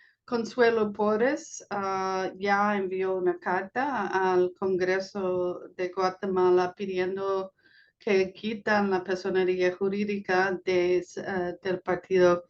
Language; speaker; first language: Spanish; non-native, fluent; English